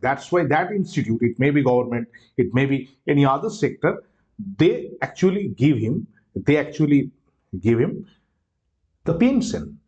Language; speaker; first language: English; non-native, local second language; Bangla